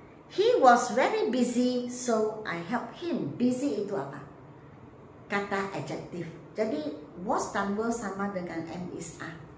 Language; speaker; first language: English; non-native, local second language; Malay